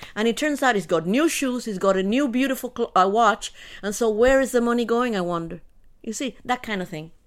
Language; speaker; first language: English; early bilingual, other home language; Spanish